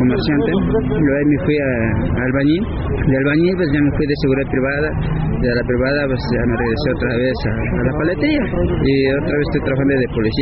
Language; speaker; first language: Spanish; non-native, local second language; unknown